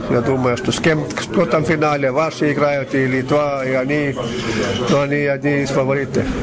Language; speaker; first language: Russian; non-native, learner; Estonian